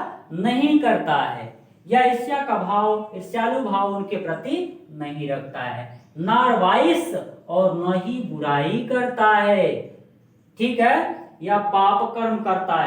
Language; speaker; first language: Hindi; native; Hindi